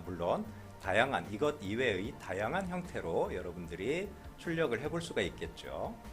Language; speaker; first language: Korean; native; Korean